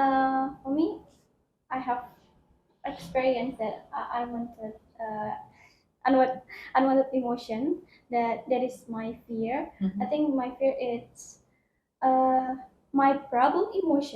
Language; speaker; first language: English; non-native, learner; Indonesian